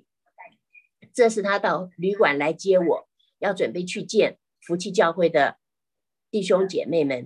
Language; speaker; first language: Chinese; native; Chinese